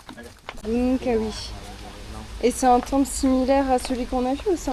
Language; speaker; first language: French; native; French